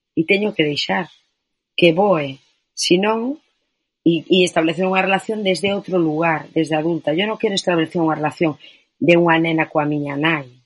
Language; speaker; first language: Galician; non-native, local second language; Spanish